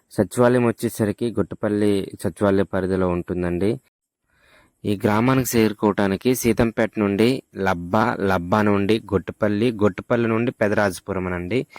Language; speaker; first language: Telugu; native; Telugu